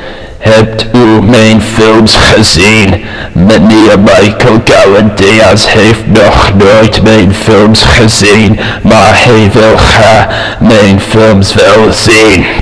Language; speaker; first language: Dutch; non-native, learner; English